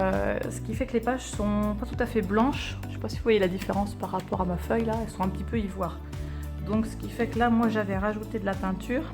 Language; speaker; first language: French; native; French